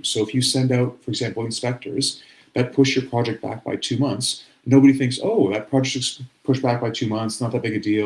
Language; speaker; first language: English; native; English